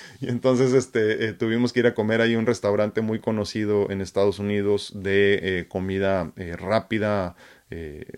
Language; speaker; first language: Spanish; native; Spanish